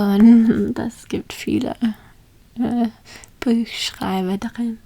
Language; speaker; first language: German; non-native, learner; English